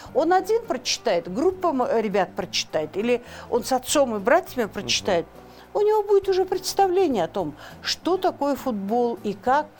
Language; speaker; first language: Russian; non-native, local second language; Kyrgyz